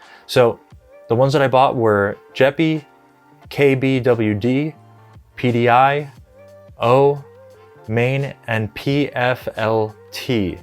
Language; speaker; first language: English; native; English